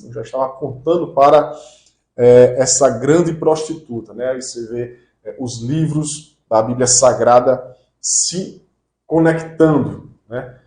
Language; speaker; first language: Portuguese; native; Portuguese